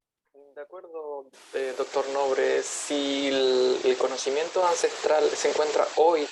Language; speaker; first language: Spanish; native; Spanish